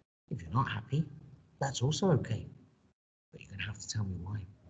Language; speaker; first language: English; native; English